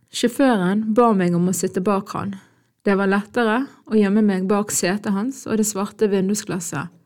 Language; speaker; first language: Norwegian; early bilingual, other home language; Arabic